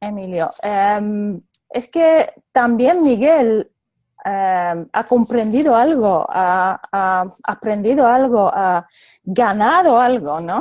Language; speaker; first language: Spanish; non-native, fluent; Polish